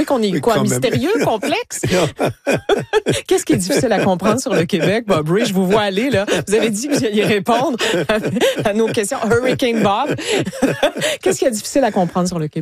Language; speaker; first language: French; native; French